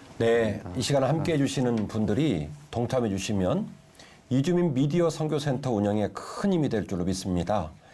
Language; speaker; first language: Korean; native; Korean